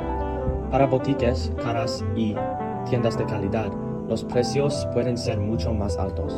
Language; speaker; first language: Spanish; non-native, learner; Thai